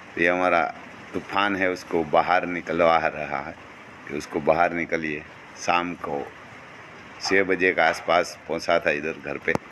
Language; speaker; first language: Hindi; non-native, local second language; Gujarati